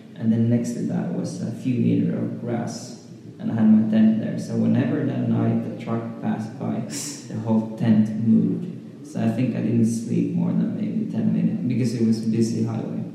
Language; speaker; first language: English; non-native, fluent; Finnish